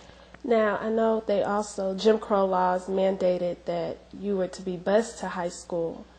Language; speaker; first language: English; native; English